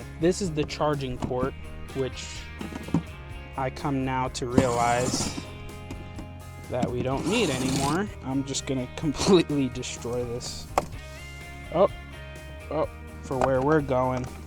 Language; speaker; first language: English; native; English